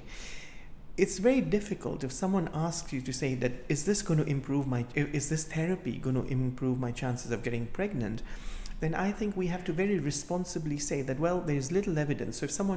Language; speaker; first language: English; non-native, local second language; Gujarati